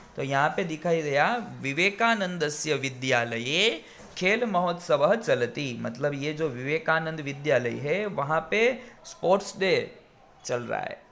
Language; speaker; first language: Hindi; non-native, local second language; Gujarati